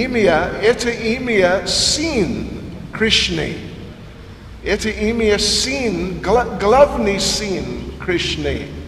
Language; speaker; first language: Russian; non-native, learner; English